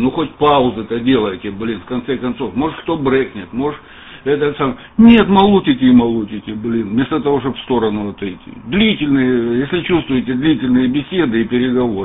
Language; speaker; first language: Russian; native; Russian